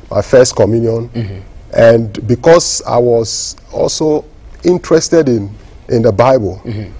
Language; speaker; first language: English; non-native, local second language; Ewe